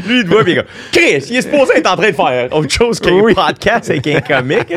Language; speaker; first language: French; native; French